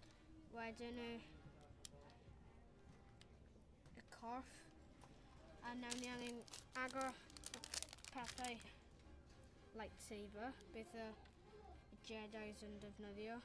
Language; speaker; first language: Welsh; non-native, local second language; English